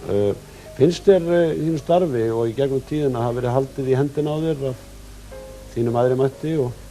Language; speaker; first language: Icelandic; native; Icelandic